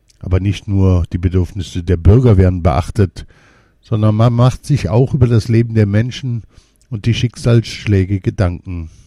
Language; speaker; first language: German; early bilingual, other home language; Polish